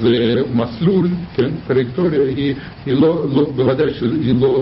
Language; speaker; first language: Hebrew; non-native, fluent; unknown